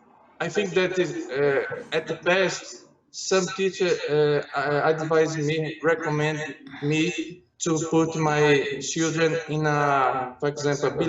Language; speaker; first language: English; non-native, learner; Portuguese